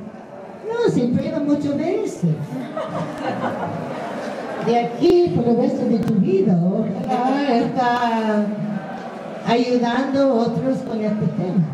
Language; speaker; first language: Spanish; non-native, fluent; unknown